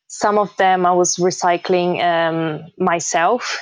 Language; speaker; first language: English; early bilingual, heritage; Portuguese